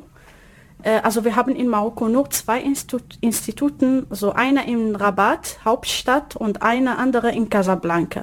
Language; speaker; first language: German; non-native, learner; Arabic